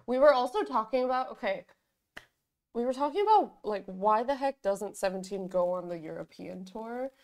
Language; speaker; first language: English; native; English